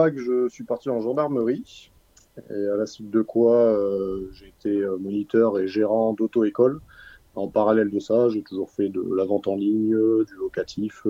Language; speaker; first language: French; native; French